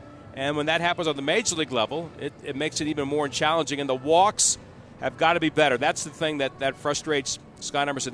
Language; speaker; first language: English; native; English